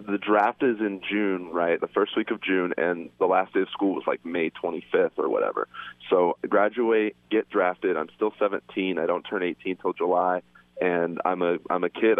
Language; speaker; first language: English; native; English